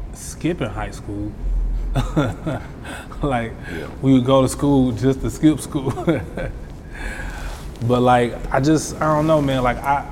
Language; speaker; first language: English; native; English